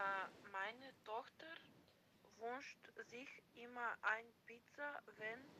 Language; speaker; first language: German; non-native, learner; Macedonian